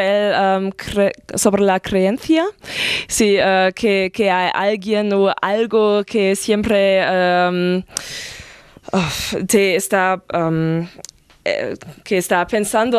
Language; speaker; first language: Spanish; non-native, fluent; German